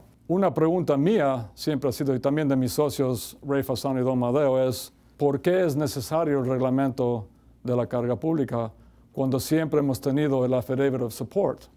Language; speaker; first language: Spanish; non-native, fluent; English